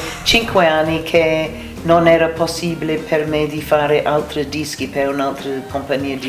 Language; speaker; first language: Italian; non-native, learner; English